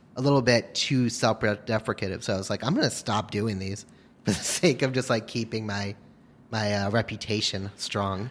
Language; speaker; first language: English; native; English